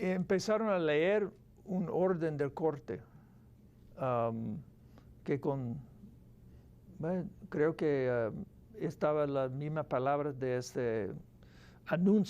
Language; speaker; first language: Spanish; non-native, fluent; English